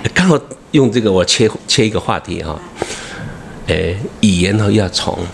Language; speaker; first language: Chinese; non-native, local second language; Amis